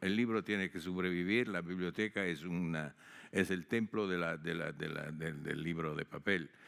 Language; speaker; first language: Spanish; non-native, fluent; Italian